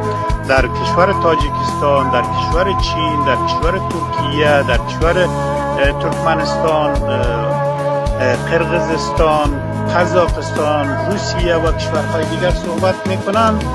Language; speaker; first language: Persian; non-native, local second language; Uzbek